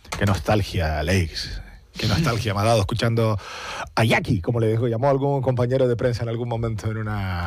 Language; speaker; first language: Spanish; native; Spanish